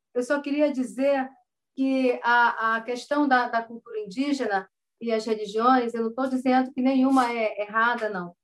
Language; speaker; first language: Portuguese; native; Portuguese